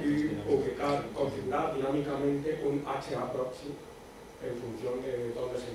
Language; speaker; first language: Spanish; native; Spanish